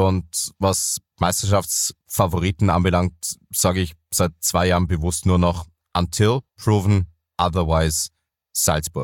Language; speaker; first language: German; native; German